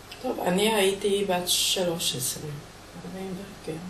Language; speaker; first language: Hebrew; non-native, fluent; Hungarian